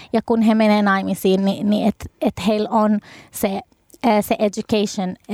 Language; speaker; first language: Finnish; early bilingual, other home language; Arabic